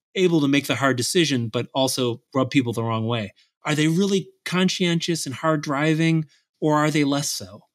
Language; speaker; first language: English; native; English